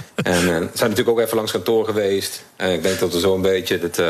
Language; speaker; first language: Dutch; native; Dutch